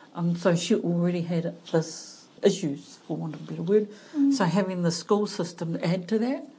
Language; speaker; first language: English; native; English